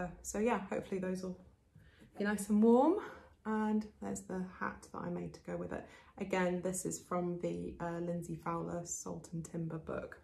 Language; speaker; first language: English; native; English